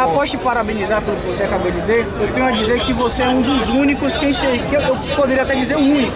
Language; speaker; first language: Portuguese; native; Portuguese